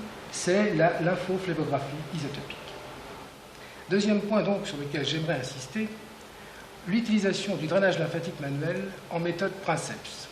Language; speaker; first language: French; native; French